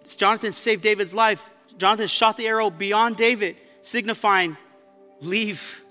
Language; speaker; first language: English; native; English